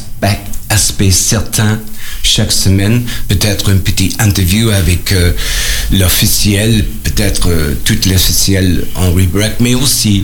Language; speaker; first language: French; non-native, learner; English